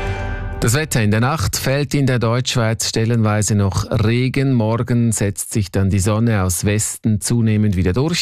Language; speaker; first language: German; native; German